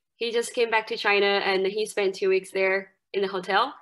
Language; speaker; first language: English; non-native, fluent; Chinese